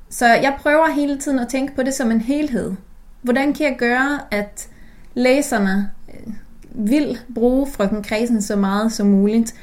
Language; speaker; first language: Danish; native; Danish